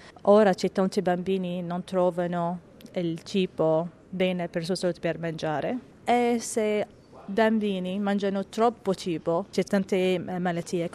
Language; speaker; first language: Italian; non-native, learner; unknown